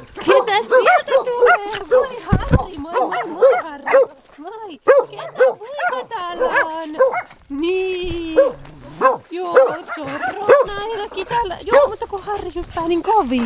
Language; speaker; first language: Finnish; native; Finnish